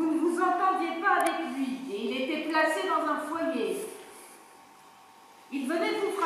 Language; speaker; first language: French; native; French